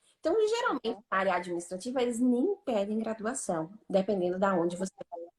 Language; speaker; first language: Portuguese; native; Portuguese